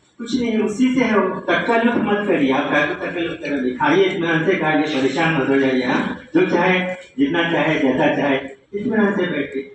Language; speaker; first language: Urdu; native; Urdu